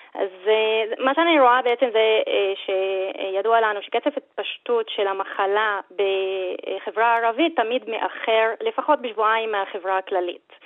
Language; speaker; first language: Hebrew; non-native, local second language; Arabic